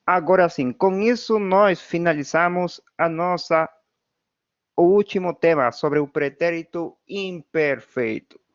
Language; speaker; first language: Portuguese; non-native, fluent; Spanish